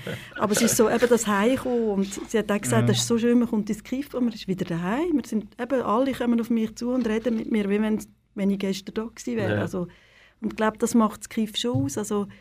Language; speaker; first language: German; native; German